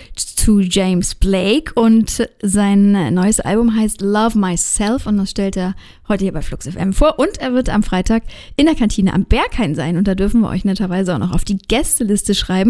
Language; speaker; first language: German; native; German